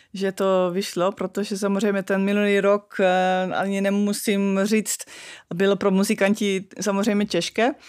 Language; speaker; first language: Czech; non-native, fluent; Dutch